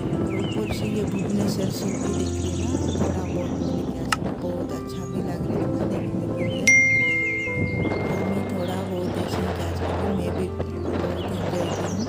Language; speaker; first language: Hindi; non-native, local second language; Odia